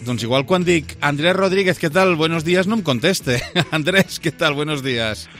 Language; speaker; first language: Catalan; native; Catalan